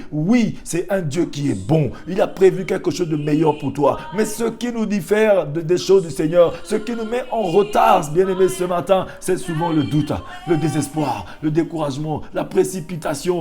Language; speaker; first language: French; non-native, local second language; Lingala